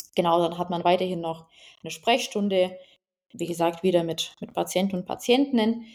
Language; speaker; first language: German; non-native, fluent; Lithuanian